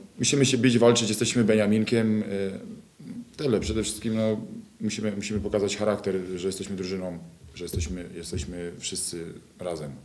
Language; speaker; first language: Polish; native; Polish